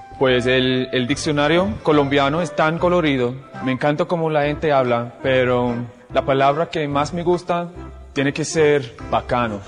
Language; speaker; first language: Spanish; non-native, fluent; English